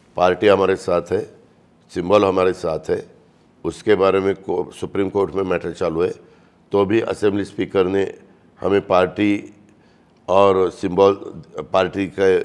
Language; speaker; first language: Hindi; non-native, local second language; Marathi